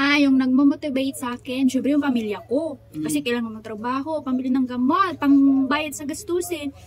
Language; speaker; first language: Filipino; non-native, local second language; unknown